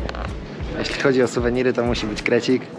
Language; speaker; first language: Polish; native; Polish